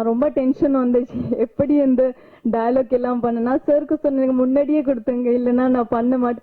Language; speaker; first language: Tamil; non-native, learner; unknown